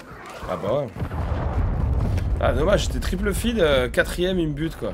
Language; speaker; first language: French; native; French